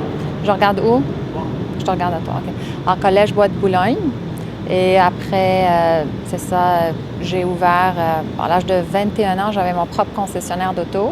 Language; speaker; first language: French; early bilingual, other home language; Arabic